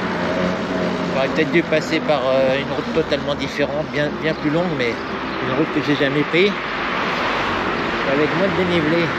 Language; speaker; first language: French; native; French